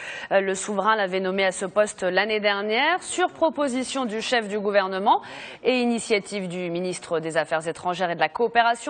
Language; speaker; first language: French; non-native, local second language; Arabic